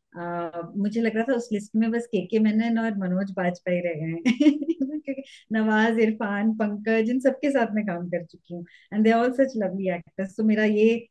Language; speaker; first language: Hindi; native; Hindi